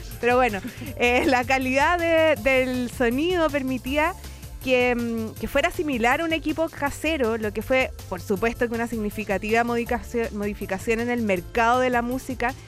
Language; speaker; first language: Spanish; native; Spanish